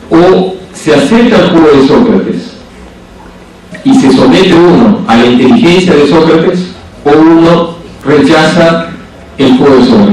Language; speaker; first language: Spanish; native; Spanish